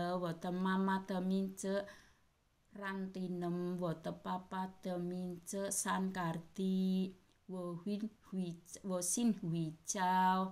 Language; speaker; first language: Chinese; non-native, learner; Indonesian